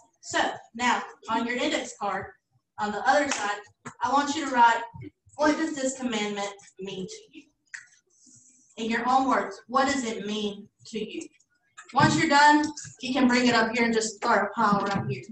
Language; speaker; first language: English; early bilingual, other home language; Spanish